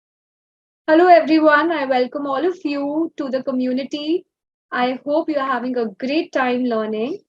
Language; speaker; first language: English; non-native, local second language; Hindi